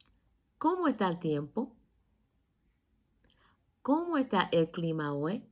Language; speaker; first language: Spanish; non-native, fluent; English